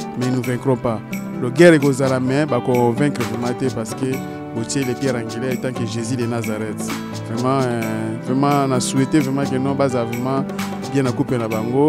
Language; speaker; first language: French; non-native, local second language; Lingala